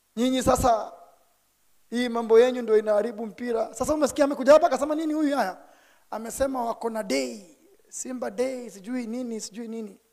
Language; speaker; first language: Swahili; non-native, local second language; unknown